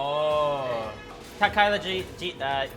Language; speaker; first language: Chinese; non-native, fluent; English